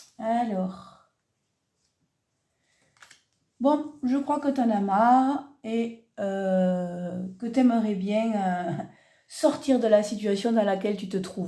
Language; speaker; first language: French; native; French